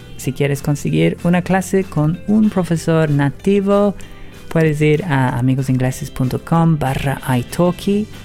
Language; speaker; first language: Spanish; non-native, fluent; English